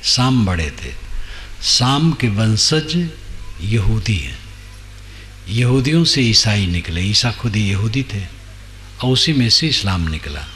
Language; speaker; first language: Hindi; non-native, local second language; Awadhi